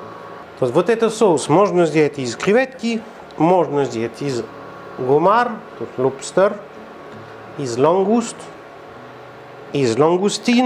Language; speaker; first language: Russian; non-native, learner; French